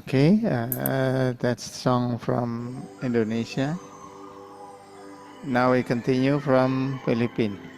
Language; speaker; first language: English; non-native, fluent; Indonesian